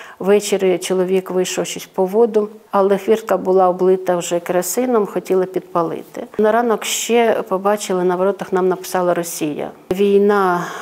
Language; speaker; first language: Ukrainian; non-native, local second language; Russian